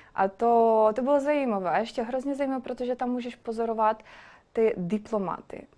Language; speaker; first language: Czech; non-native, fluent; Ukrainian